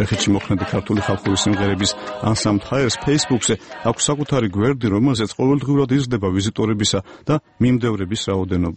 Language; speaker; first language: Georgian; native; Georgian